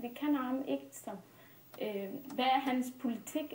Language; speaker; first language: Danish; non-native, fluent; Burmese